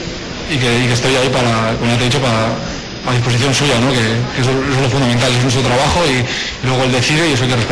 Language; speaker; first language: Spanish; native; Spanish